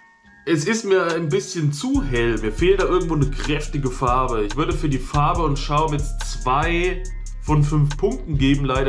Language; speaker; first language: German; native; German